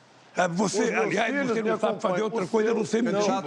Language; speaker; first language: Portuguese; native; Portuguese